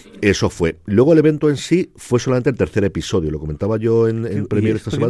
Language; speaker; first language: Spanish; native; Spanish